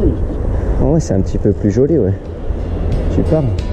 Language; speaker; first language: French; native; French